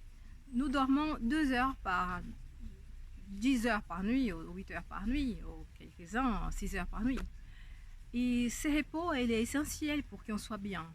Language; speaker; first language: French; non-native, fluent; Portuguese